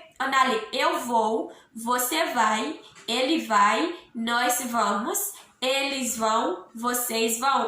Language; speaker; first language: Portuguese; non-native, learner; Haitian Creole